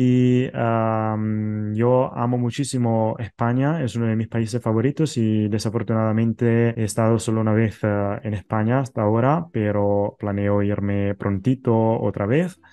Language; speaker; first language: Spanish; non-native, fluent; Italian